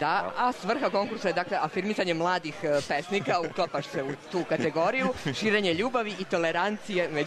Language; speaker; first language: Serbian; native; Serbian